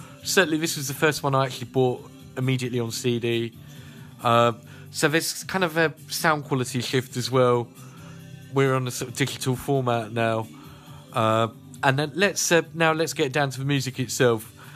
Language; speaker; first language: English; native; English